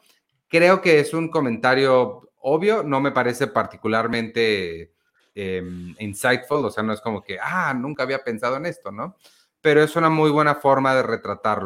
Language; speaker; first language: Spanish; native; Spanish